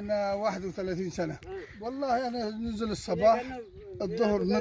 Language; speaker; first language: Arabic; native; Arabic